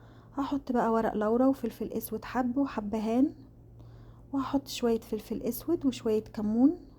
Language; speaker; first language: Arabic; native; Arabic